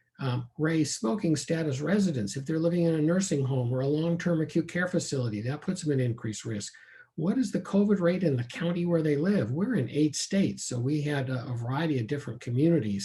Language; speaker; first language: English; native; English